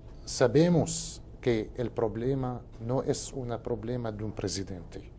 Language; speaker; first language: Portuguese; non-native, fluent; Spanish